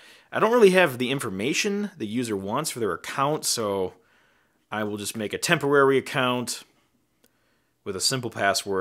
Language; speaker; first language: English; native; English